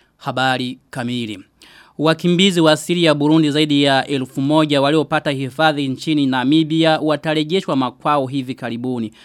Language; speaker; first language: Swahili; non-native, local second language; Rundi